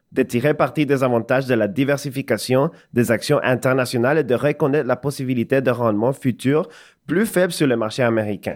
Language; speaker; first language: French; non-native, fluent; Spanish